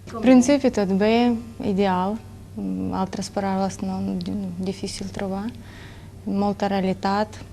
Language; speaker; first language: Catalan; non-native, learner; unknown